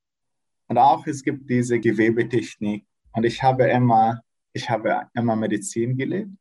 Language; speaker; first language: German; non-native, learner; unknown